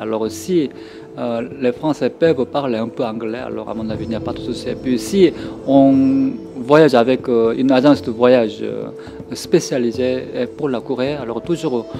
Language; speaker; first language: French; non-native, fluent; Korean